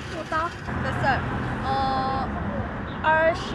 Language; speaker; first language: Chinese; non-native, learner; Korean